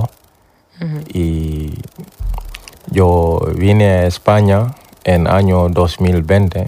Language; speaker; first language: Spanish; non-native, learner; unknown